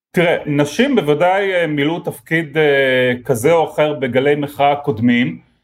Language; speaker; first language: Hebrew; native; Hebrew